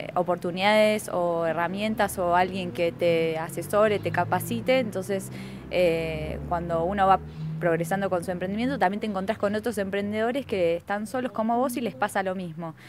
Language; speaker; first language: Spanish; native; Spanish